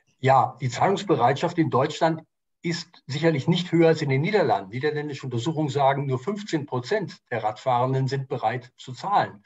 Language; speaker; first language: German; native; German